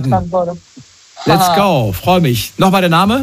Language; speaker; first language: German; native; German